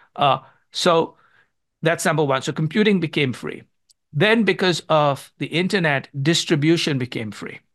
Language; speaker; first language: English; non-native, local second language; Gujarati